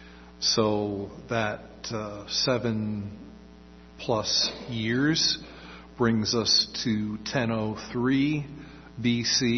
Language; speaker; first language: English; native; English